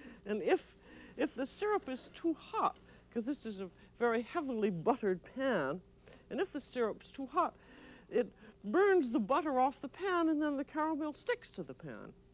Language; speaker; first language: English; native; English